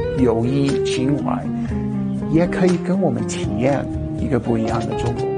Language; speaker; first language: Chinese; non-native, fluent; English